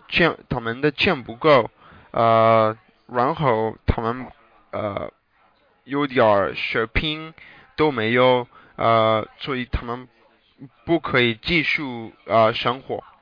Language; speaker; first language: Chinese; non-native, learner; English